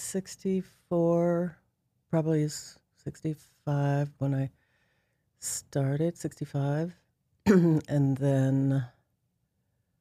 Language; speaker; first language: English; native; English